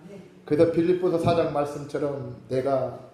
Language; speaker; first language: Korean; native; Korean